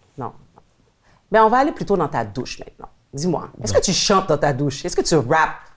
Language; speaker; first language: French; native; French